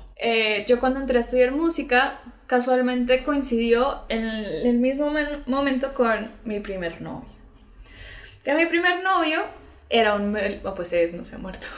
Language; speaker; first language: Spanish; early bilingual, other home language; English